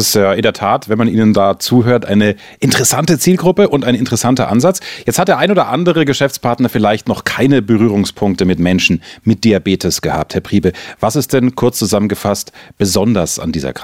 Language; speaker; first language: German; native; German